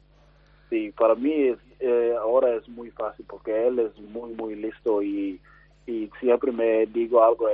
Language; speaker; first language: Spanish; non-native, learner; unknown